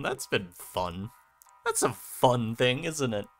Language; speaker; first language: English; native; English